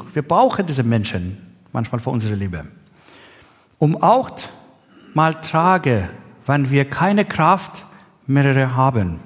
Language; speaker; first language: German; non-native, learner; Persian